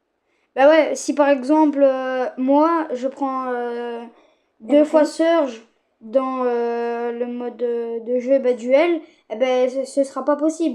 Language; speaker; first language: French; native; French